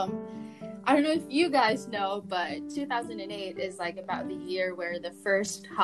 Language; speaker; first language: English; non-native, local second language; Filipino